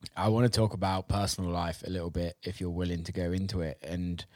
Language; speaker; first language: English; native; English